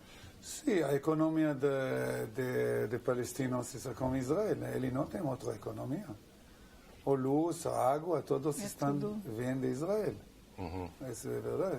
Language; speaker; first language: Portuguese; non-native, learner; Hebrew